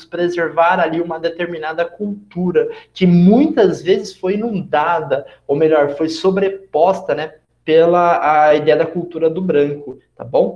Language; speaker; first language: Portuguese; native; Portuguese